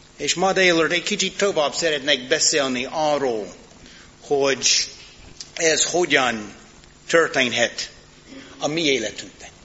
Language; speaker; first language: Hungarian; non-native, fluent; English